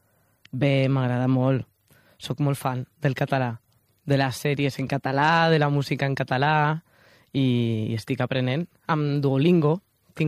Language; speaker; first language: Catalan; non-native, learner; Spanish